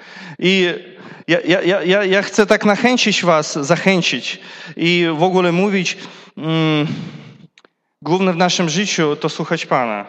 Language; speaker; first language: Polish; non-native, learner; Russian